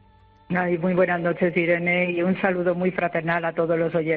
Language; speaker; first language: Spanish; native; Spanish